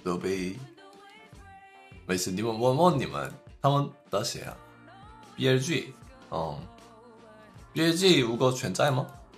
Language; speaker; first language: Chinese; non-native, fluent; Korean